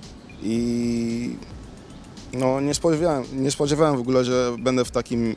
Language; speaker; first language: Polish; early bilingual, other home language; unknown